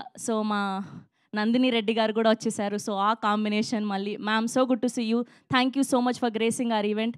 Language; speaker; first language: Telugu; native; Telugu